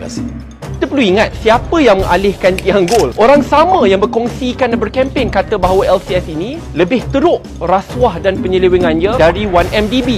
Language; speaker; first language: Malay; native; Malay